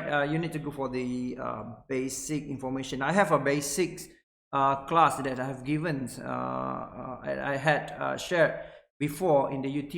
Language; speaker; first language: English; non-native, local second language; Malay